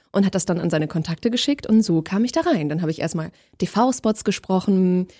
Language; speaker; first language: German; native; German